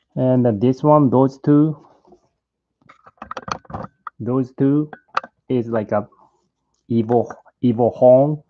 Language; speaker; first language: English; non-native, learner; Japanese